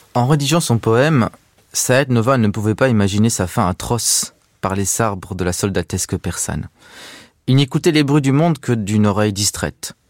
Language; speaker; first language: French; native; French